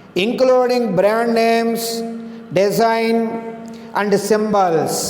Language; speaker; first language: English; non-native, local second language; Telugu